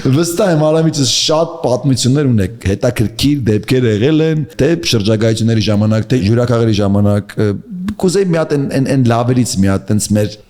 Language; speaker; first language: Armenian; native; Armenian